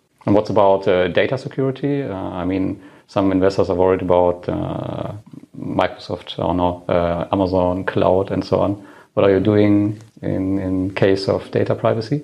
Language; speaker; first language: English; non-native, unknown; German